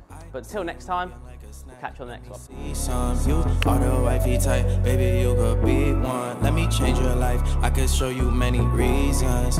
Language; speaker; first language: English; native; English